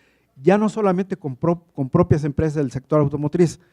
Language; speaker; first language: Spanish; native; Spanish